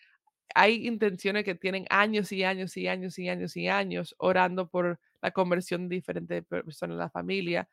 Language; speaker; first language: Spanish; early bilingual, heritage; Spanish